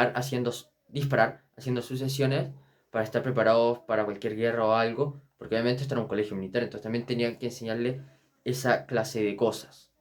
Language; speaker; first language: Spanish; native; Spanish